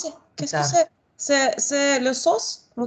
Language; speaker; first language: French; non-native, learner; Russian